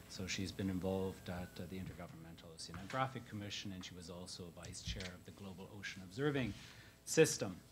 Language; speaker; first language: English; native; English